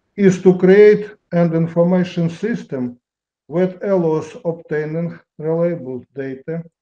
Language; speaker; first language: English; non-native, learner; Russian